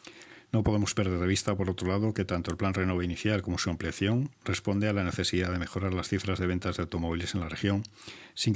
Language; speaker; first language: Spanish; native; Spanish